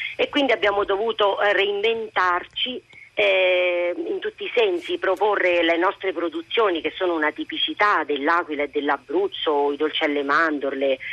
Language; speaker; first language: Italian; native; Italian